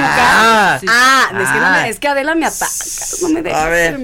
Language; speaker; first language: Spanish; native; Spanish